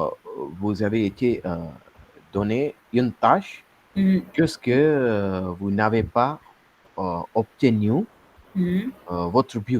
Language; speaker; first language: French; non-native, learner; Hindi